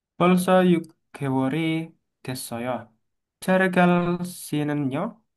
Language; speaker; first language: Korean; non-native, learner; Indonesian